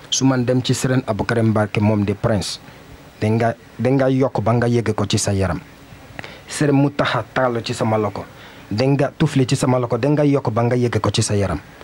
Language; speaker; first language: Wolof; non-native, learner; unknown